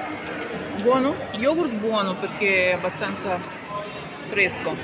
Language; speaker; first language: Italian; non-native, learner; Russian